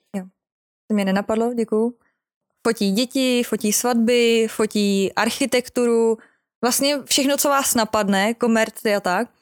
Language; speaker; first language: Czech; native; Czech